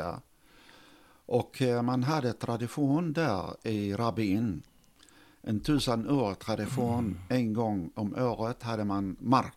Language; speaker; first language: Swedish; non-native, fluent; Arabic